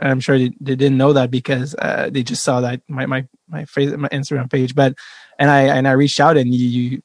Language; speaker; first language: English; non-native, fluent; French